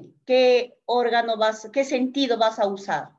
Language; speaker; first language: Spanish; native; Spanish